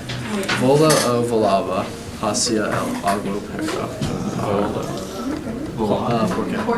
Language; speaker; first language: Spanish; non-native, learner; English